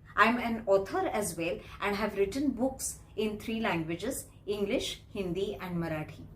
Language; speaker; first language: English; non-native, local second language; Marathi